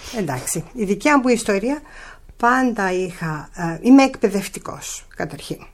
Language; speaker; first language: Greek; early bilingual, heritage; Greek